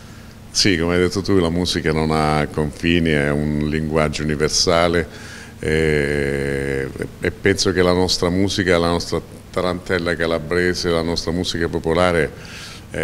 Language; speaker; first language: Italian; native; Italian